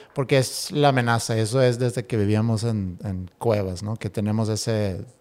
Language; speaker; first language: Spanish; non-native, fluent; Swedish